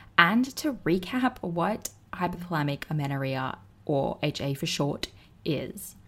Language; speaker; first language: English; native; English